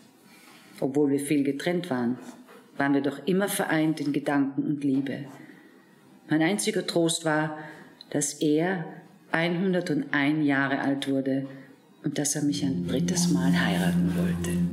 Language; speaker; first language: German; native; German